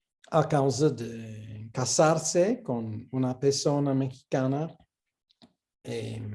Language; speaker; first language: Spanish; non-native, fluent; English